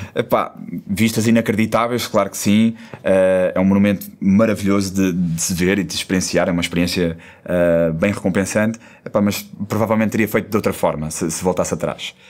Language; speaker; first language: Portuguese; native; Portuguese